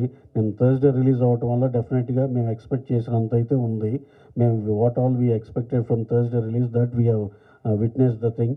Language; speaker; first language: Telugu; native; Telugu